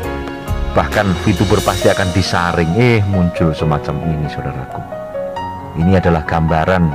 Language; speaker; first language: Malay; non-native, local second language; Javanese